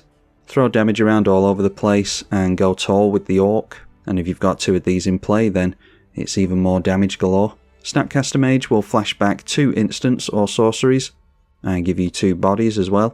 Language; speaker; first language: English; native; English